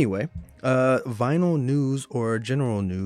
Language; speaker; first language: English; native; English